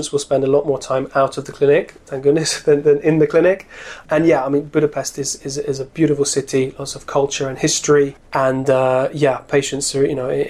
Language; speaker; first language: English; native; English